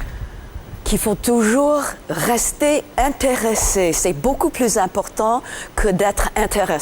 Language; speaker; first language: French; non-native, fluent; English